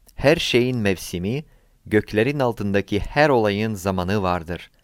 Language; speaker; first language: Turkish; non-native, fluent; Ukrainian